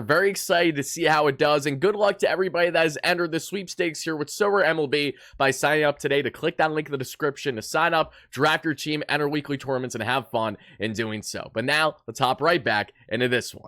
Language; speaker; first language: English; native; English